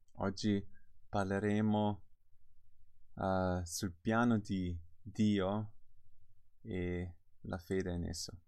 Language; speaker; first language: Italian; non-native, fluent; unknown